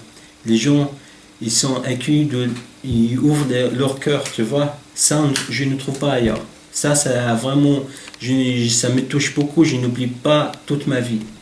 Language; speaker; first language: French; non-native, learner; Arabic